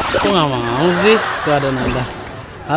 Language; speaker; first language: Indonesian; native; Indonesian